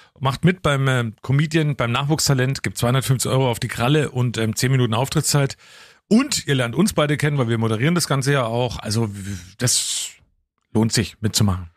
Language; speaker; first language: German; native; German